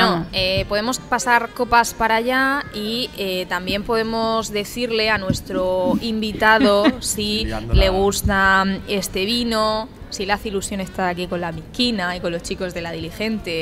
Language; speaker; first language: Spanish; native; Spanish